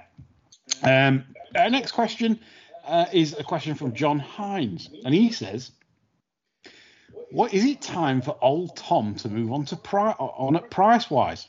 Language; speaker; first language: English; native; English